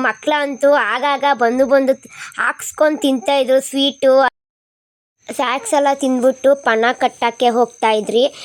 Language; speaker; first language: Kannada; non-native, local second language; Kodava